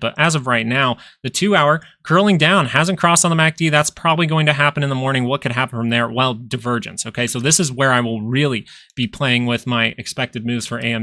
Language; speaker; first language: English; native; English